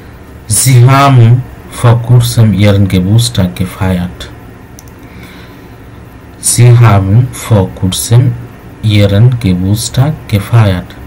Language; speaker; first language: German; non-native, fluent; Bangla